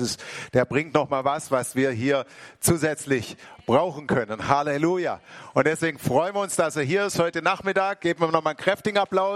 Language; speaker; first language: German; native; German